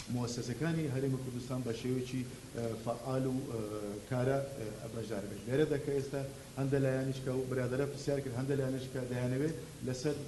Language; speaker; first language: Central Kurdish; non-native, local second language; Azerbaijani